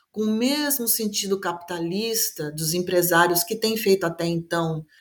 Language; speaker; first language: Portuguese; native; Portuguese